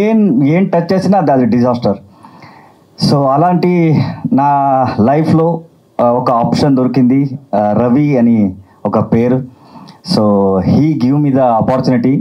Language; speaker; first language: Telugu; non-native, learner; Kannada